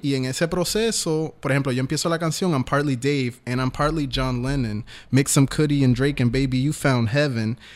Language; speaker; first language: English; non-native, local second language; Spanish